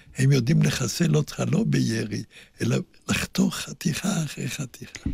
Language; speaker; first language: Hebrew; non-native, fluent; German